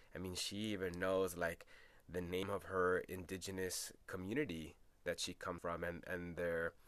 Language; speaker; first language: English; early bilingual, other home language; Spanish